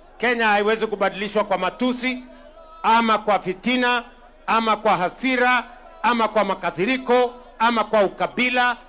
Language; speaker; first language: Swahili; non-native, local second language; Kalenjin